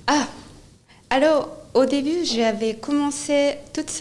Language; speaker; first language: French; non-native, fluent; Japanese